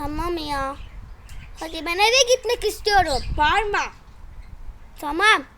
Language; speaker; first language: Turkish; early bilingual, heritage; Turkish